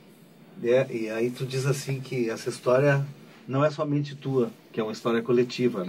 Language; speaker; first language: Portuguese; native; Portuguese